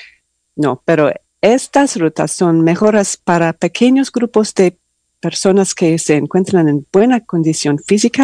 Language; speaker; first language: Spanish; non-native, learner; English